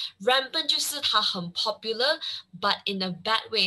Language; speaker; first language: English; non-native, local second language; Chinese